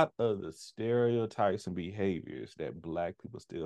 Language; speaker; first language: English; native; English